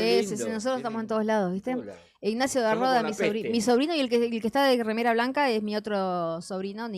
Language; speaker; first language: Spanish; native; Spanish